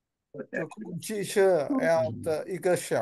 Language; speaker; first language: Chinese; non-native, learner; Vietnamese